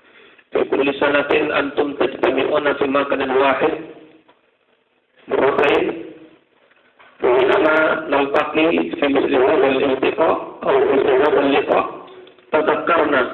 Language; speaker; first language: Arabic; non-native, fluent; Madurese